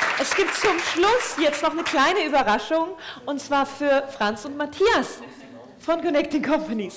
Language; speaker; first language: German; native; German